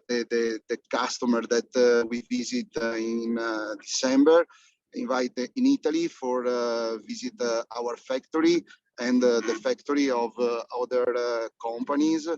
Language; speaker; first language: English; non-native, fluent; Italian